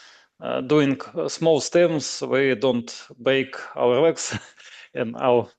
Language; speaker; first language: English; non-native, learner; Russian